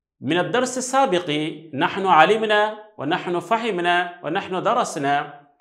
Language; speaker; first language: Arabic; non-native, fluent; Bangla